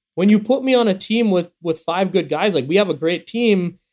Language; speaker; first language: English; native; English